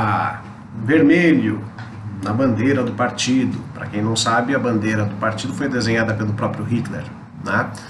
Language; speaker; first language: Portuguese; native; Portuguese